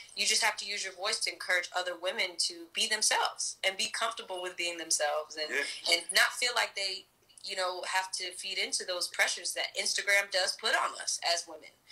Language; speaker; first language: English; native; English